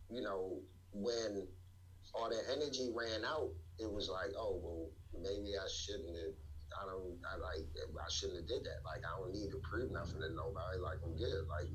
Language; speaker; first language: English; native; English